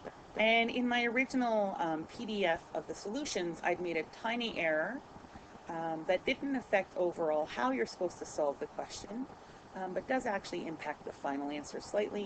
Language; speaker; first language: English; native; English